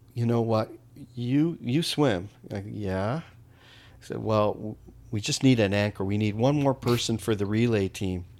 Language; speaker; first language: English; native; English